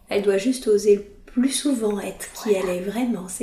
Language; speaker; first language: French; native; French